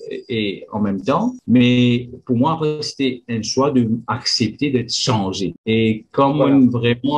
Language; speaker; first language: French; non-native, local second language; Morisyen